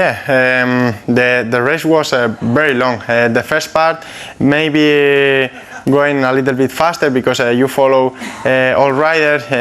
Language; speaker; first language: English; non-native, fluent; Spanish